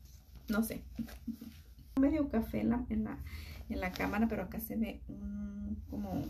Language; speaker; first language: Spanish; native; Spanish